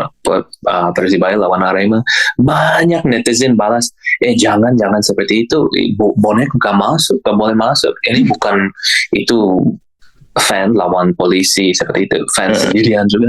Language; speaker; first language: Indonesian; non-native, learner; English